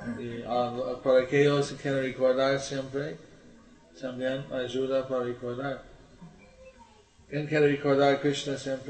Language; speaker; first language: Spanish; non-native, learner; English